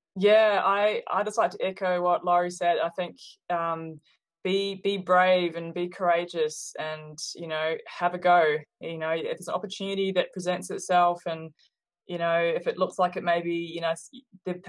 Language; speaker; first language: English; native; English